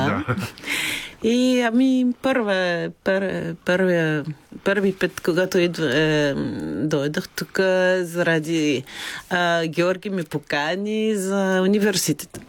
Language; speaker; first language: Bulgarian; non-native, learner; French